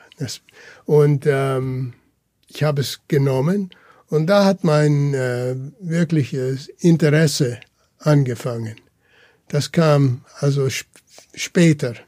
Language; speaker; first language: German; early bilingual, heritage; German